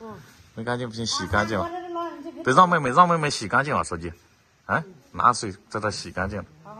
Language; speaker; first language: Chinese; native; Chinese